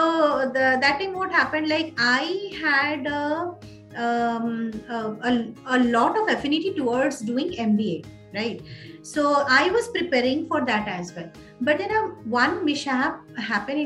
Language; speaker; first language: English; non-native, local second language; Odia